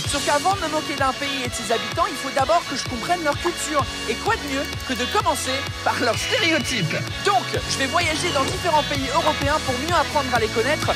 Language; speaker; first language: French; non-native, fluent; English